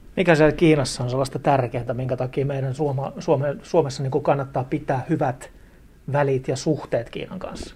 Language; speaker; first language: Finnish; native; Finnish